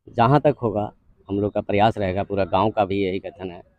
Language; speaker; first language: Hindi; native; Hindi